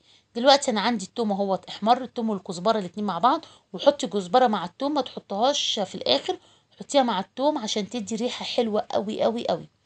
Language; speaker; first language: Arabic; native; Arabic